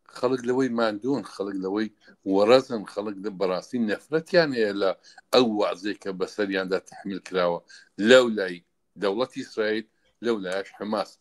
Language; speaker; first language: Central Kurdish; native; Central Kurdish